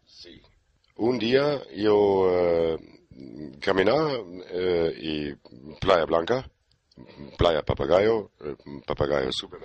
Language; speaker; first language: Spanish; non-native, learner; German